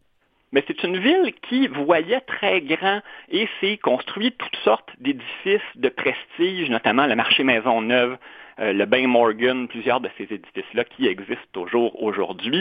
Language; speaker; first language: French; native; French